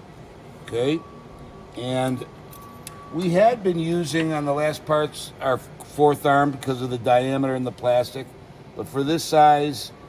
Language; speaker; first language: English; native; English